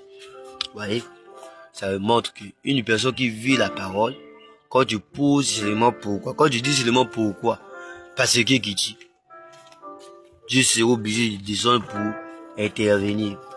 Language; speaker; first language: French; non-native, local second language; Lingala